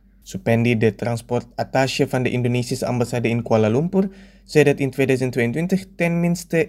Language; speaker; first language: Dutch; non-native, fluent; Indonesian